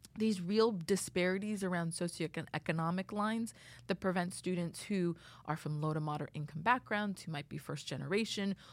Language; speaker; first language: English; native; English